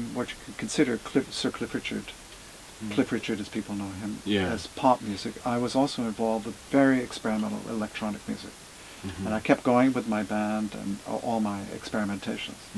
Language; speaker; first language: English; native; English